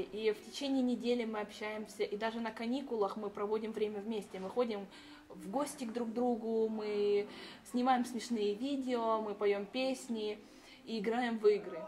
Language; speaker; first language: Russian; early bilingual, heritage; Russian